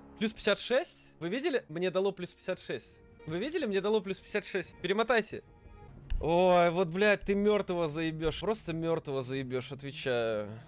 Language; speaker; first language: Russian; native; Russian